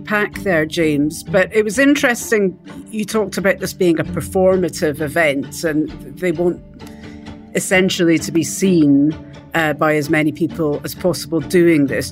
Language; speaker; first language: English; native; English